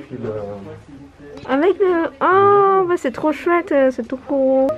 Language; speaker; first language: French; non-native, fluent; Chinese